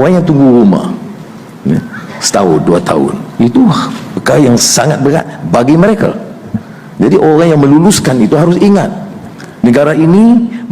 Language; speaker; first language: Malay; native; Malay